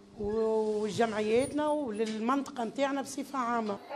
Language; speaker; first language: Arabic; native; Arabic